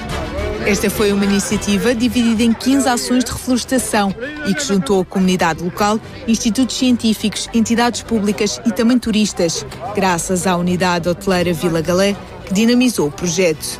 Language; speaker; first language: Portuguese; native; Portuguese